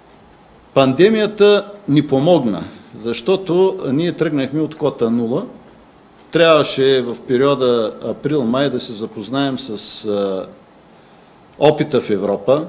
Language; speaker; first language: Bulgarian; native; Bulgarian